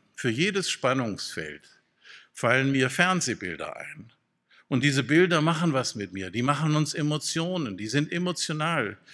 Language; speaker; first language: German; native; German